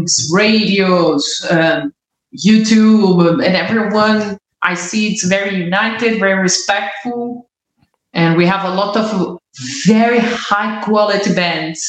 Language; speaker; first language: English; non-native, learner; Portuguese